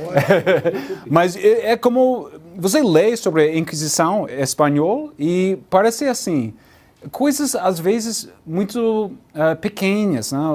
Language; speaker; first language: Portuguese; non-native, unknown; English